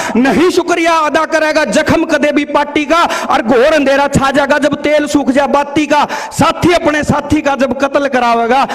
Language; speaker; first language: Hindi; native; Hindi